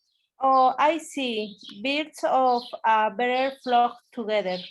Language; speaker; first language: English; non-native, learner; Spanish